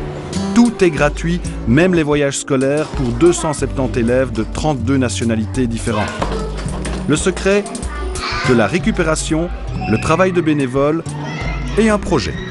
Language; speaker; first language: French; native; French